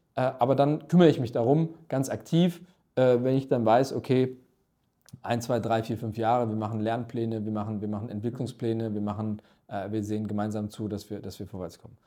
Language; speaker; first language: German; early bilingual, other home language; Turkish